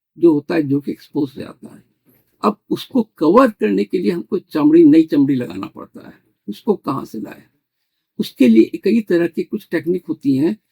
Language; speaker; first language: Hindi; native; Hindi